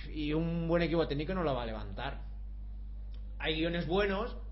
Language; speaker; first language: Spanish; native; Spanish